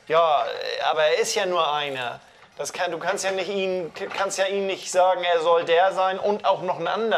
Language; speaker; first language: German; native; German